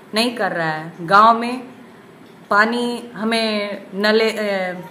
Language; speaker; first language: Hindi; native; Hindi